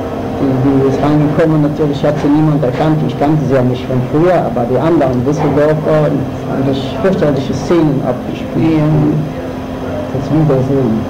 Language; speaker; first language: German; non-native, fluent; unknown